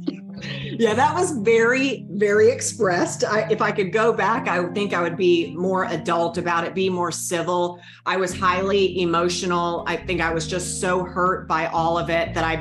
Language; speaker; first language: English; native; English